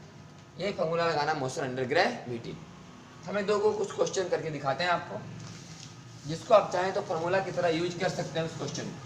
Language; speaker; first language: Hindi; native; Hindi